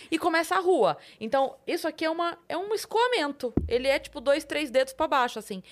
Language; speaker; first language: Portuguese; native; Portuguese